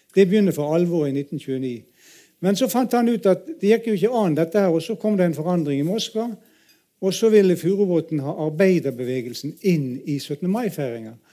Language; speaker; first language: Norwegian; native; Norwegian